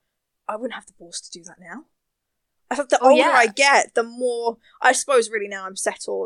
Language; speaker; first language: English; native; English